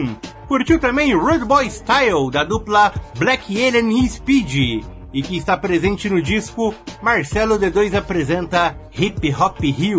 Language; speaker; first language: Portuguese; native; Portuguese